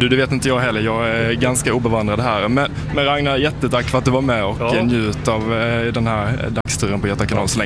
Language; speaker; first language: Swedish; native; Swedish